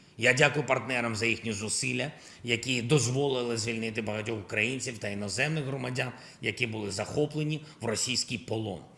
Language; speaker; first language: Ukrainian; non-native, local second language; Russian